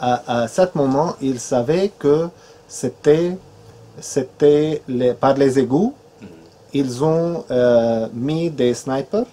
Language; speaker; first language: French; non-native, fluent; Arabic